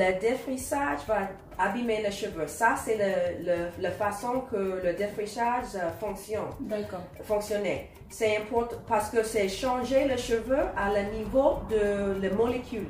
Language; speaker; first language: French; non-native, learner; English